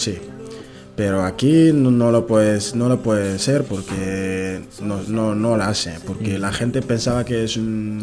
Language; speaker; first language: Spanish; non-native, learner; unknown